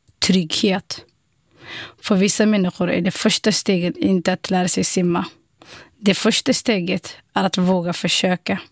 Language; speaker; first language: Swedish; non-native, fluent; Somali